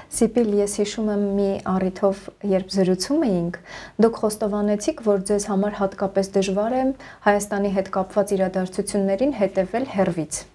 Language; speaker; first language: Armenian; native; Armenian